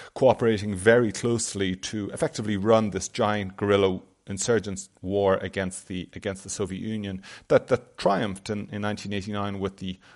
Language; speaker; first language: English; native; English